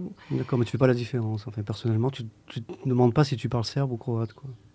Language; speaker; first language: French; native; French